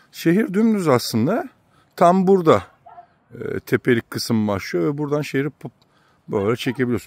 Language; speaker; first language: Turkish; native; Turkish